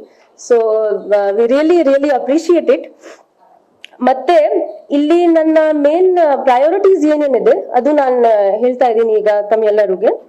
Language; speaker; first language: Kannada; non-native, fluent; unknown